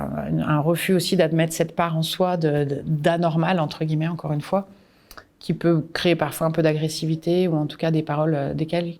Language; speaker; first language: French; native; French